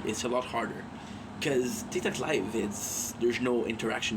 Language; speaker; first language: English; native; English